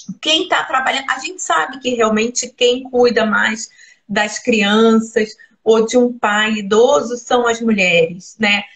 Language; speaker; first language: Portuguese; native; Portuguese